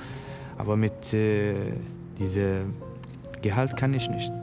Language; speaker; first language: German; non-native, learner; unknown